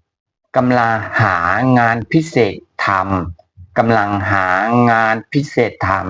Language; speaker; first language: Thai; non-native, fluent; Burmese